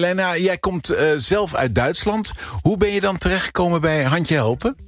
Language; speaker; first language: Dutch; native; Dutch